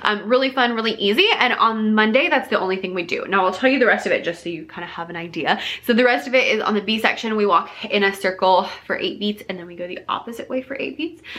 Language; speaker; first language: English; native; English